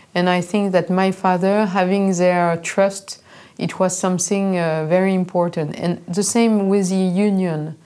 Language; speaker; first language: English; non-native, fluent; French